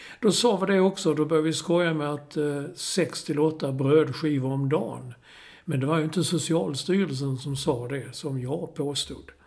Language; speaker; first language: Swedish; native; Swedish